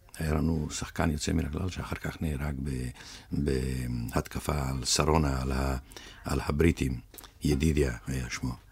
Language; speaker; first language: Hebrew; early bilingual, other home language; Russian